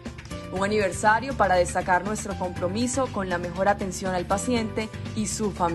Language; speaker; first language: Spanish; native; Spanish